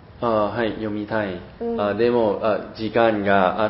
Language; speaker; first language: Japanese; non-native, learner; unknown